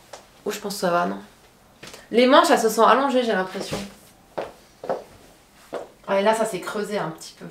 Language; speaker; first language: French; native; French